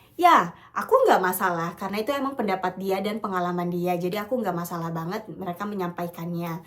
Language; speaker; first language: Indonesian; native; Indonesian